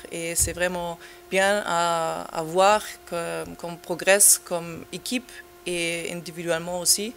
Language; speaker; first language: French; non-native, fluent; German